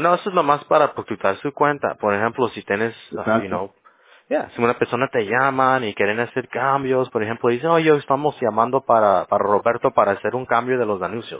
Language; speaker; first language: Spanish; early bilingual, heritage; English